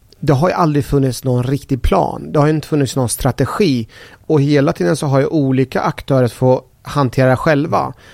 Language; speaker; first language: Swedish; early bilingual, other home language; Persian